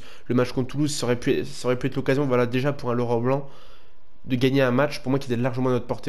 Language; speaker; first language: French; native; French